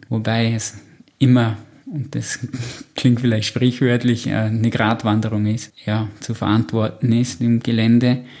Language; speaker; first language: German; native; German